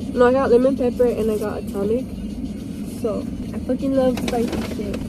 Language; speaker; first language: English; early bilingual, other home language; Spanish